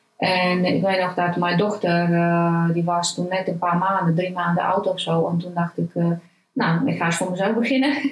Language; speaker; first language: Dutch; non-native, fluent; Romanian